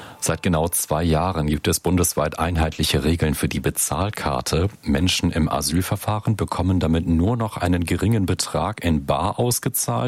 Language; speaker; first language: German; native; German